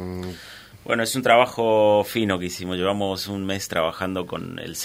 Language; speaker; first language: Spanish; native; Spanish